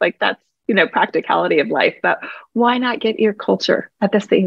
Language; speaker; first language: English; native; English